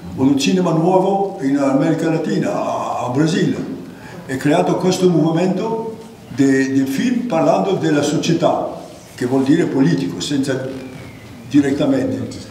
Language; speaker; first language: Italian; non-native, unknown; Greek